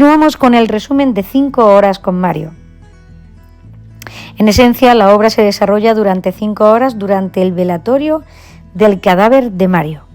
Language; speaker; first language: Spanish; native; Spanish